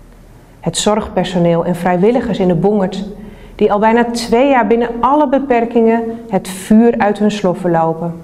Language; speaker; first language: Dutch; native; Dutch